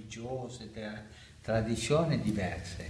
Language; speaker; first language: Italian; non-native, learner; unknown